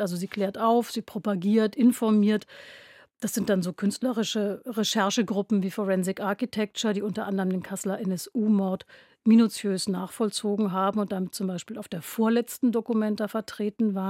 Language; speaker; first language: German; native; German